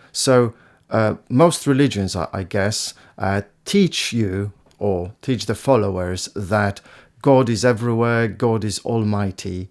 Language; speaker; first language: English; non-native, fluent; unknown